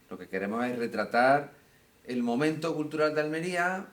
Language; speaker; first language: Spanish; native; Spanish